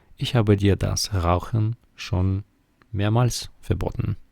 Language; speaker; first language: German; non-native, fluent; Ukrainian